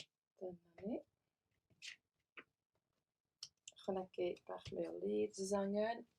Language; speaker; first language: Welsh; native; Welsh